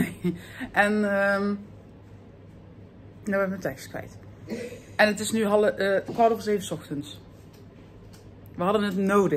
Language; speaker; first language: Dutch; native; Dutch